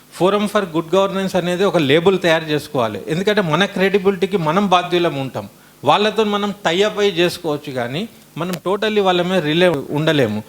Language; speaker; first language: Telugu; native; Telugu